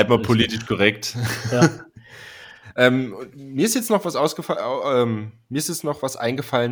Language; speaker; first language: German; native; German